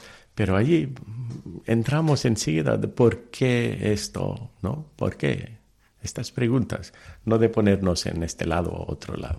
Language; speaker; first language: Spanish; early bilingual, heritage; Telugu